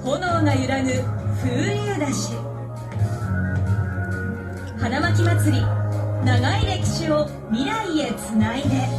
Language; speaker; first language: Japanese; native; Japanese